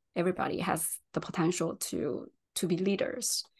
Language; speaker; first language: English; non-native, fluent; Chinese